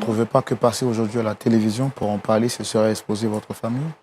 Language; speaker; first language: French; native; French